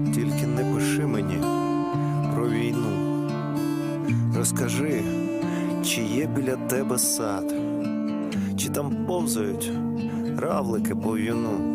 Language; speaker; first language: Ukrainian; native; Ukrainian